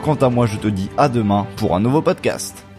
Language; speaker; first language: French; native; French